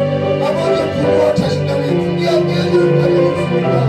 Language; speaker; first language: Korean; native; Korean